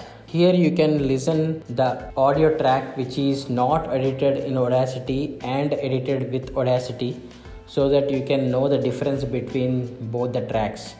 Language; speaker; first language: English; non-native, local second language; Telugu